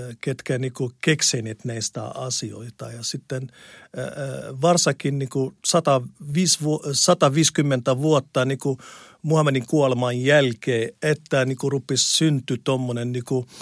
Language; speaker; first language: Finnish; non-native, learner; Arabic